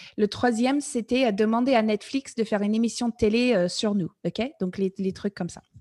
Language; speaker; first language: French; non-native, fluent; English